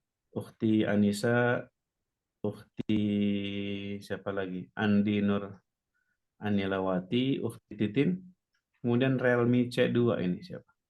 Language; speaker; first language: Indonesian; native; Indonesian